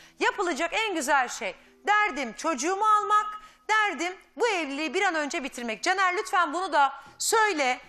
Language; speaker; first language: Turkish; native; Turkish